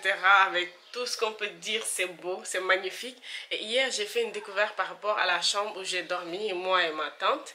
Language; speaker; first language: French; non-native, local second language; Wolof